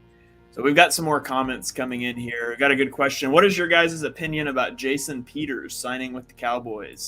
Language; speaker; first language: English; native; English